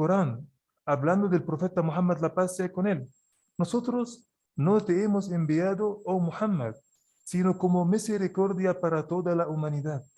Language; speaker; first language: Spanish; non-native, fluent; Arabic